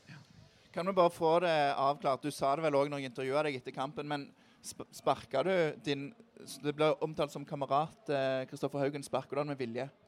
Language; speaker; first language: Norwegian; native; Norwegian